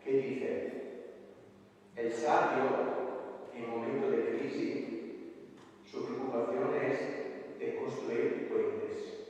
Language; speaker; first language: Spanish; non-native, fluent; Italian